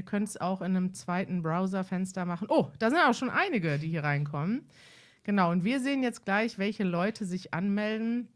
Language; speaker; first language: German; native; German